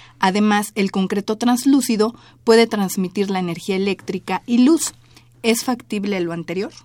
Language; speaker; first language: Spanish; native; Spanish